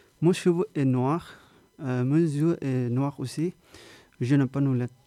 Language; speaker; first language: French; non-native, learner; Bangla